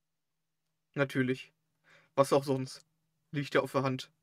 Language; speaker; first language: German; native; German